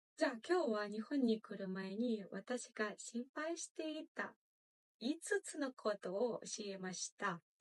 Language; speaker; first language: Japanese; non-native, fluent; Ukrainian